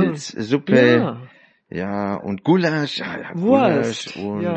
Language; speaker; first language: German; native; German